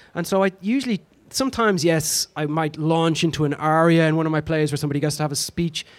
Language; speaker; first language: English; native; English